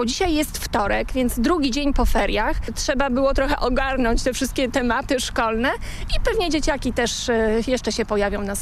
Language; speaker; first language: Polish; native; Polish